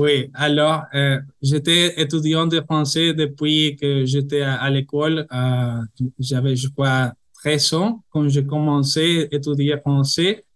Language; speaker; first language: French; non-native, learner; Spanish